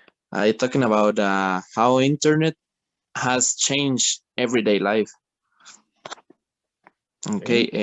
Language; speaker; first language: English; non-native, learner; Spanish